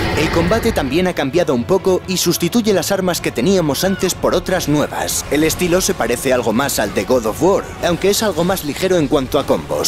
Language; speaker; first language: Spanish; native; Spanish